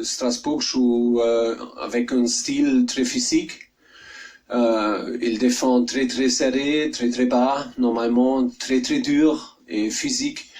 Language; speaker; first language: French; non-native, learner; German